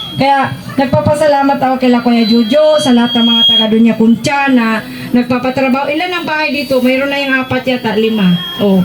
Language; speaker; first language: Filipino; non-native, local second language; Iloko